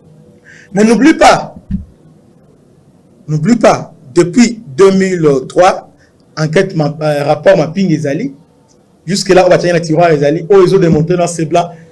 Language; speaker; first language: French; non-native, local second language; Lingala